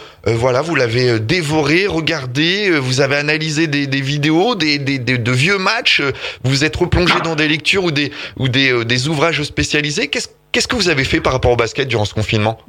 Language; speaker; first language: French; native; French